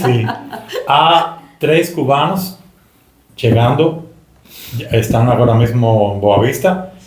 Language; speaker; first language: Portuguese; non-native, learner; Spanish